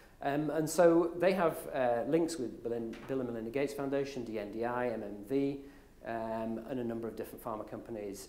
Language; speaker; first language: English; native; English